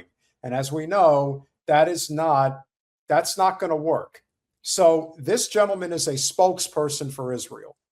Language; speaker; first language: English; native; English